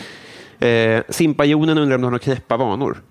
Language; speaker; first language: Swedish; native; Swedish